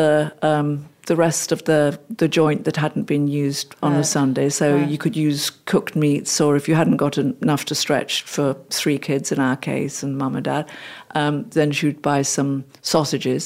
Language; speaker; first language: English; native; English